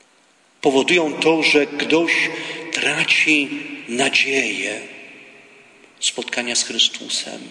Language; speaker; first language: Polish; native; Polish